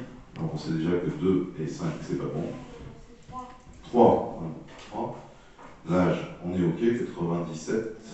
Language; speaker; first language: French; native; French